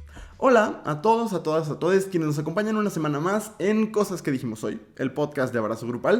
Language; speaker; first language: Spanish; native; Spanish